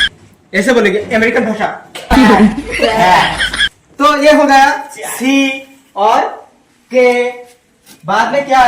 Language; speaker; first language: Hindi; non-native, local second language; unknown